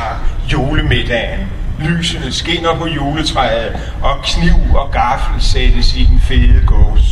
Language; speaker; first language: Danish; native; Danish